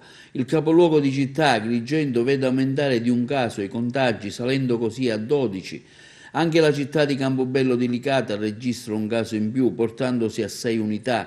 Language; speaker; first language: Italian; native; Italian